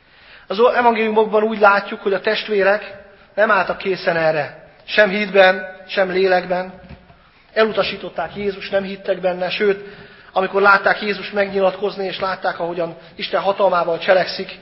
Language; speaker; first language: Hungarian; native; Hungarian